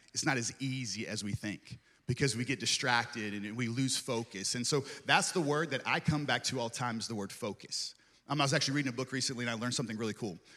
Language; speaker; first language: English; native; English